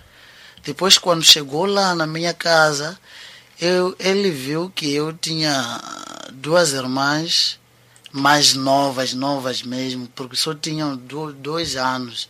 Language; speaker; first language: Portuguese; non-native, local second language; Tsonga